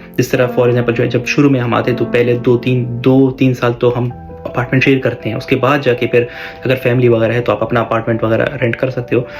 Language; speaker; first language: Urdu; native; Urdu